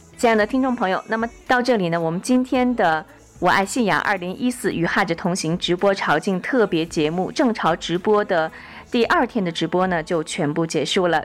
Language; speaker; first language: Chinese; native; Chinese